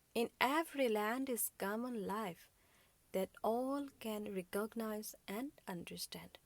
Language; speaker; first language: English; non-native, local second language; Assamese